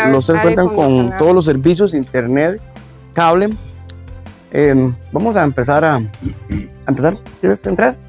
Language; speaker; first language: Spanish; native; Spanish